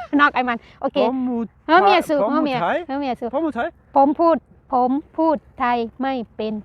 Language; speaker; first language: Thai; non-native, local second language; Lao